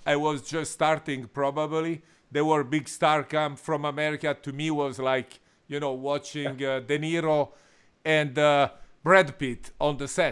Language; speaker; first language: English; non-native, fluent; Italian